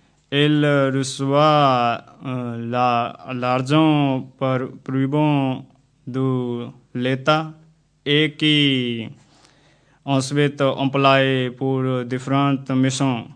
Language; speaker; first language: French; non-native, learner; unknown